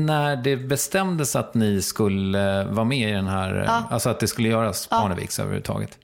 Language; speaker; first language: Swedish; native; Swedish